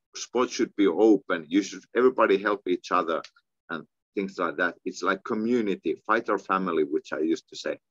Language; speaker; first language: English; non-native, fluent; Finnish